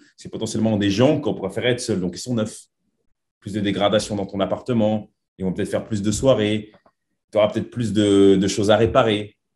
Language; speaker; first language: French; native; French